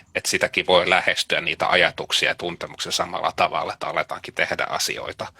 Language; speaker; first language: Finnish; native; Finnish